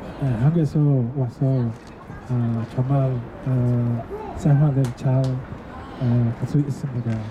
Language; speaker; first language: Korean; non-native, learner; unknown